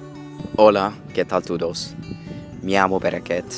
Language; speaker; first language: Spanish; non-native, learner; English